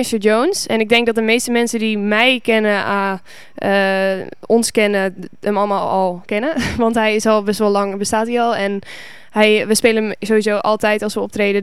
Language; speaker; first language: Dutch; native; Dutch